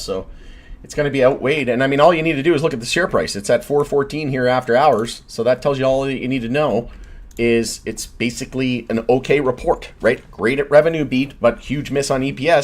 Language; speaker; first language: English; native; English